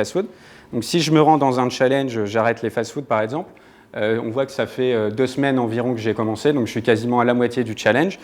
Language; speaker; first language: French; native; French